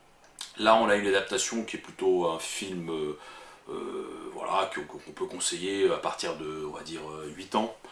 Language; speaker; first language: French; native; French